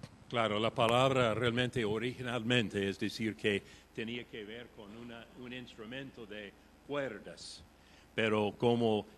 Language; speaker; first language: Spanish; non-native, fluent; English